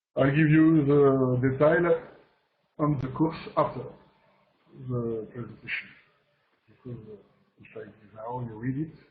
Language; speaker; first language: English; non-native, learner; French